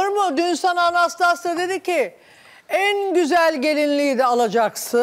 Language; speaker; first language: Turkish; native; Turkish